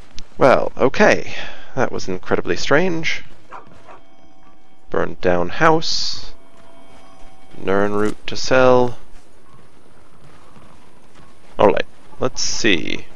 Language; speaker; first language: English; native; English